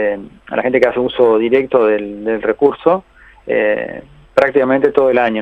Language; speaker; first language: Spanish; native; Spanish